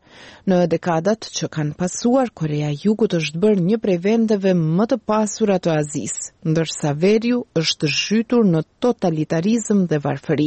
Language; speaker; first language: Albanian; native; Albanian